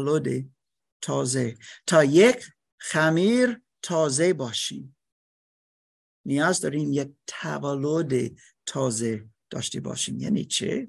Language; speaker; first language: Persian; non-native, fluent; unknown